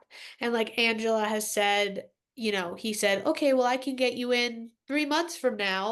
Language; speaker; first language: English; native; English